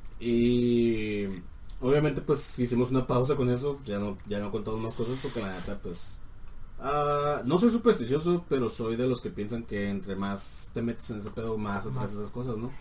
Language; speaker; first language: Spanish; native; Spanish